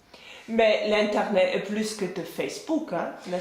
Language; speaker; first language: French; non-native, fluent; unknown